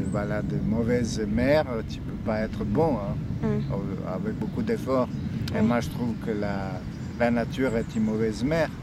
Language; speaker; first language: French; non-native, fluent; Serbian